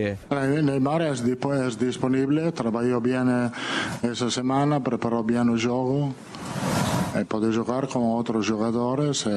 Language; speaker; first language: Portuguese; non-native, fluent; Italian